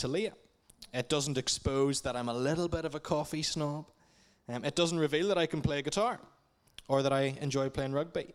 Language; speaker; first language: English; native; English